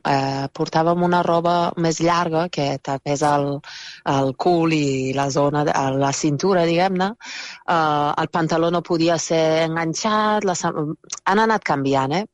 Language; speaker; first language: Catalan; non-native, fluent; Persian